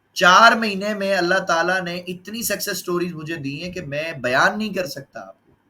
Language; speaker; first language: Urdu; non-native, local second language; Punjabi